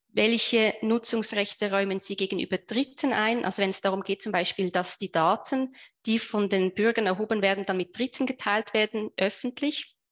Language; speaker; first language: German; native; German